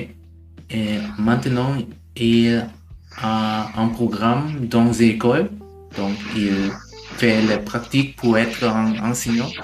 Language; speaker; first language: French; non-native, learner; German